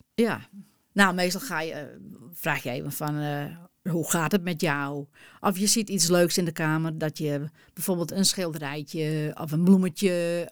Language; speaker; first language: Dutch; non-native, local second language; Western Frisian